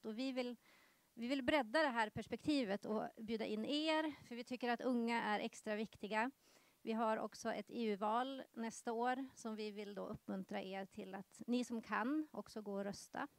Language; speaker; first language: Swedish; native; Swedish